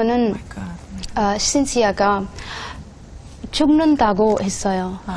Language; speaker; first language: Korean; non-native, learner; Urdu